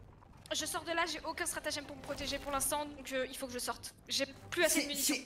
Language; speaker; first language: French; native; French